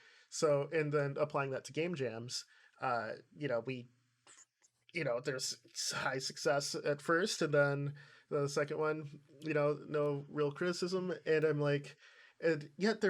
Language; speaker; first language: English; native; English